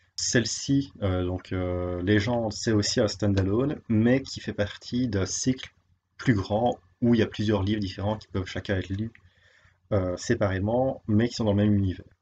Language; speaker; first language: French; native; French